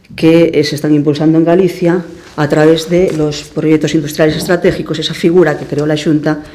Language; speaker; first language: Spanish; native; Spanish